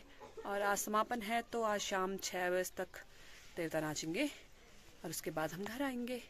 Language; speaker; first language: Hindi; native; Hindi